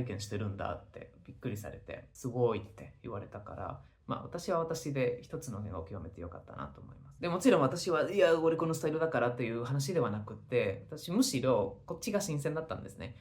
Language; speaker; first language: Japanese; non-native, fluent; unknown